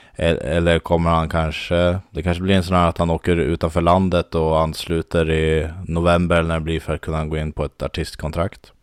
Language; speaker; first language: Swedish; native; Swedish